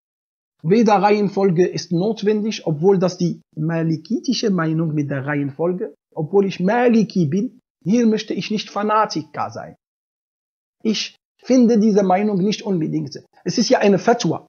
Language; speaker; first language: German; non-native, fluent; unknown